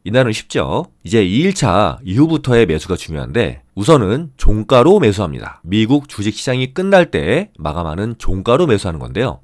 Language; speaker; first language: Korean; native; Korean